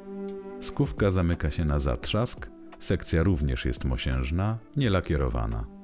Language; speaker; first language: Polish; native; Polish